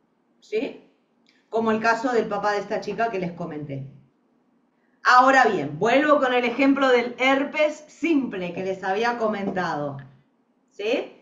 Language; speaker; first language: Spanish; native; Spanish